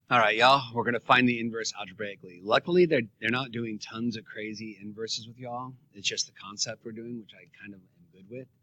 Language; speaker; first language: English; native; English